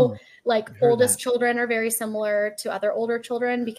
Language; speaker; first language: English; native; English